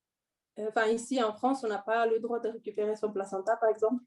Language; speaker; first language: French; non-native, fluent; Spanish